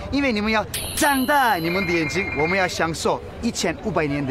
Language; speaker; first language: Chinese; non-native, fluent; Turkish